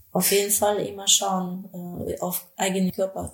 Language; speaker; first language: German; non-native, fluent; Russian